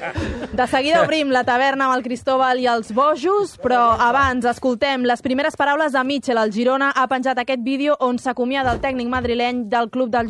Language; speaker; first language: Catalan; native; Catalan